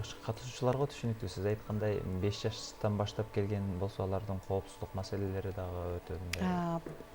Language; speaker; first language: Kyrgyz; native; Kyrgyz